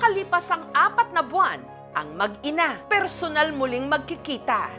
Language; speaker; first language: Filipino; native; Filipino